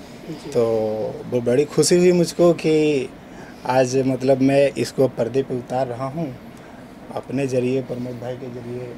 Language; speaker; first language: Hindi; native; Hindi